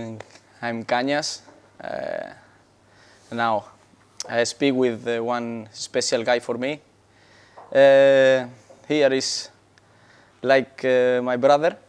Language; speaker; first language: English; non-native, learner; Spanish